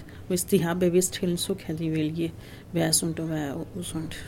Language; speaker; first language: Danish; non-native, fluent; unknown